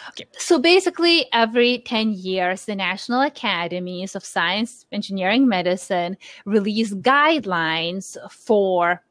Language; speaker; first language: English; non-native, fluent; Lithuanian